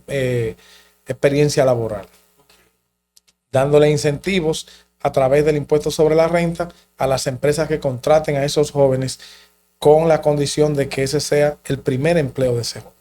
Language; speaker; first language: Spanish; native; Spanish